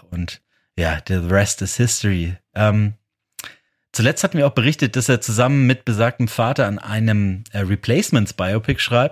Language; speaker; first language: German; native; German